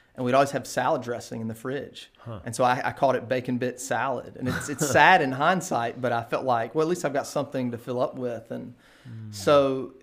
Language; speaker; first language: English; native; English